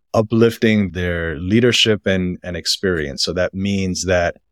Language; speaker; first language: English; native; English